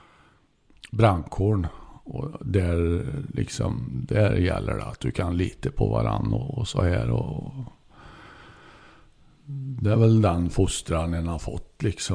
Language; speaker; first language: Swedish; native; Swedish